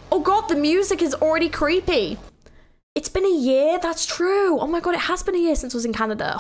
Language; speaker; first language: English; native; English